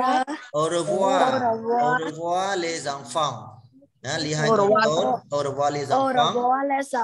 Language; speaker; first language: French; non-native, fluent; Khmer